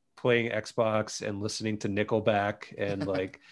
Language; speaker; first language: English; early bilingual, other home language; Greek